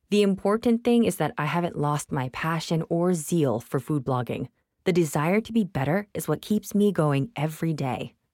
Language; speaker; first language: English; non-native, local second language; Tamil